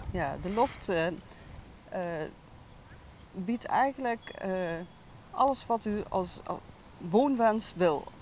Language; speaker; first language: Dutch; native; Dutch